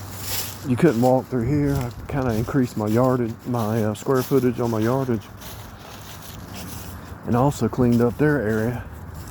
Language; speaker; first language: English; native; English